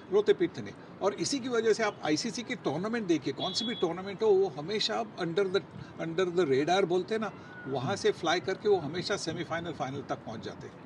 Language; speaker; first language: Hindi; non-native, local second language; Marathi